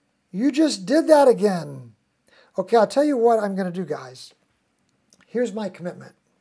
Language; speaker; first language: English; native; English